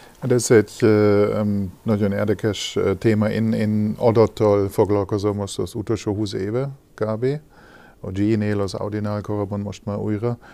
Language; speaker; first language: Hungarian; non-native, learner; German